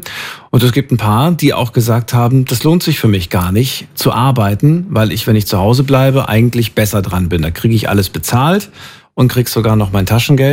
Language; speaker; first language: German; native; German